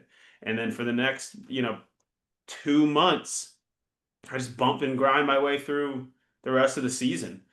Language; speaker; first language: English; native; English